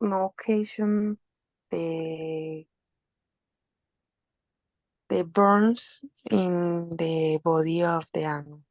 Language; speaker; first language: English; non-native, learner; Spanish